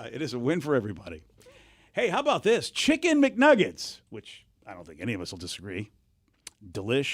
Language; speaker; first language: English; native; English